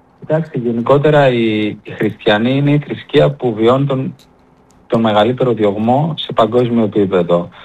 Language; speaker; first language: Greek; native; Greek